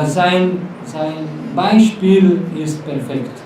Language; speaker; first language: German; non-native, fluent; Portuguese